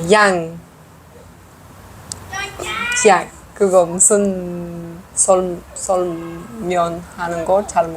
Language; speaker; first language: Korean; non-native, learner; Uzbek